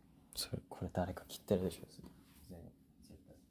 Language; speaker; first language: Japanese; non-native, fluent; Korean